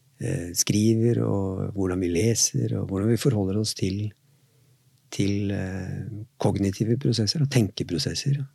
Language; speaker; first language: Norwegian; native; Norwegian